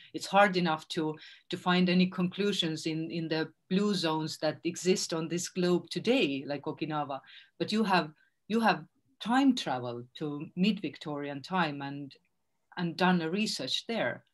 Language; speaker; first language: English; non-native, fluent; Estonian